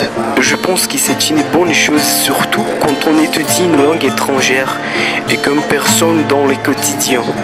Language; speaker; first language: French; non-native, learner; Portuguese